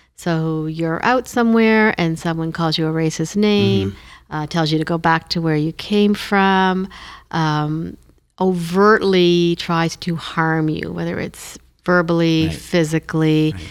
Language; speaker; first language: English; non-native, fluent; Hindi